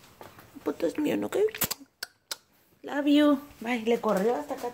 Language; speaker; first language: Spanish; native; Spanish